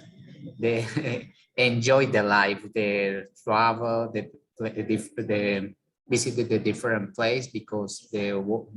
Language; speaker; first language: English; non-native, learner; Spanish